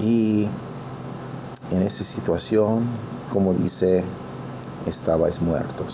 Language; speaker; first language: Spanish; non-native, fluent; English